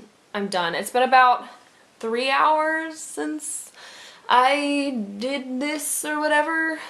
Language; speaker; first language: English; native; English